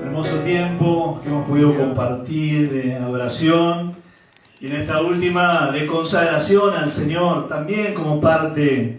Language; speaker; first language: Spanish; native; Spanish